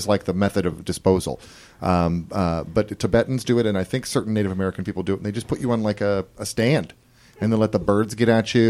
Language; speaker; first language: English; native; English